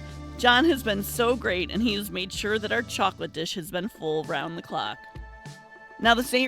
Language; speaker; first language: English; native; English